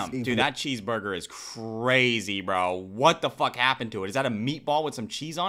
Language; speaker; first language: English; native; English